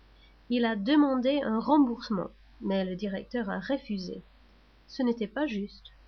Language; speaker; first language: French; non-native, learner; English